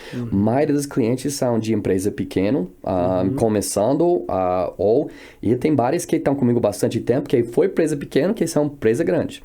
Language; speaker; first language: Portuguese; non-native, fluent; English